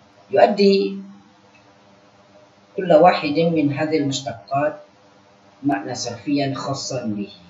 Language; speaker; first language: Arabic; non-native, fluent; Indonesian